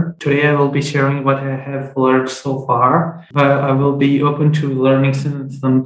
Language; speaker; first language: English; non-native, fluent; Punjabi